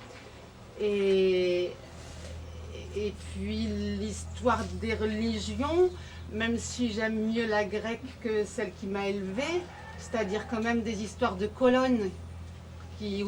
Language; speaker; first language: French; native; French